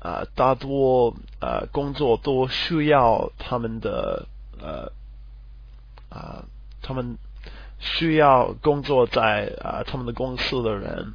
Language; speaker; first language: Chinese; non-native, learner; English